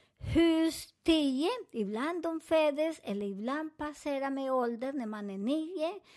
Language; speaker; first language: Swedish; non-native, learner; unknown